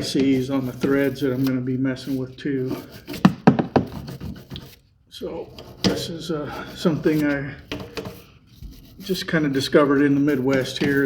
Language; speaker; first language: English; native; English